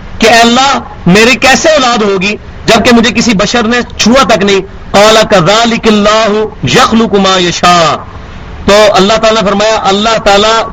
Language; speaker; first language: Urdu; non-native, local second language; Punjabi